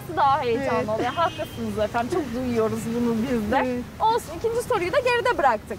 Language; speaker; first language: Turkish; native; Turkish